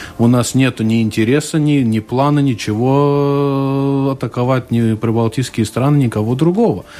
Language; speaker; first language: Russian; non-native, local second language; Latvian